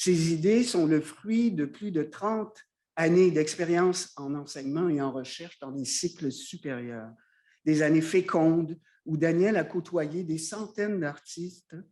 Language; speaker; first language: French; native; French